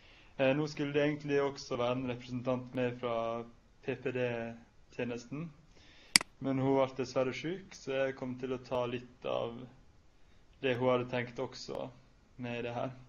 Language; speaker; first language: Norwegian; native; Norwegian